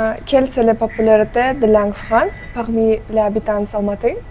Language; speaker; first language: French; non-native, learner; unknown